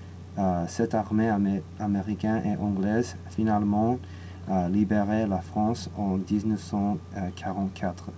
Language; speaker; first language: French; non-native, learner; English